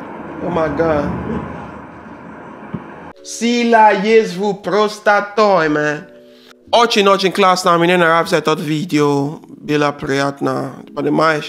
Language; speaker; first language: Russian; non-native, learner; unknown